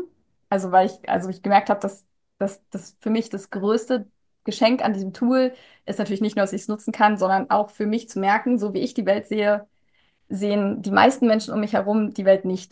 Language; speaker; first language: German; native; German